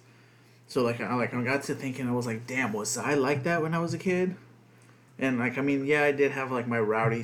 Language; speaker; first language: English; early bilingual, other home language; Spanish